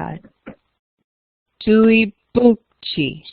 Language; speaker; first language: Chinese; non-native, learner; English